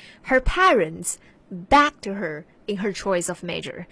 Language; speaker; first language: English; non-native, fluent; Chinese